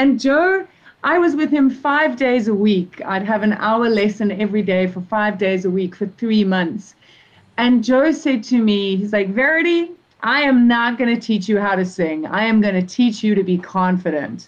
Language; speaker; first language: English; native; English